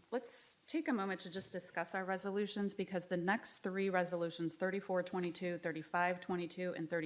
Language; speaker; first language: English; native; English